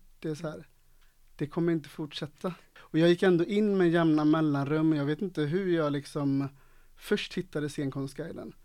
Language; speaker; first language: Swedish; native; Swedish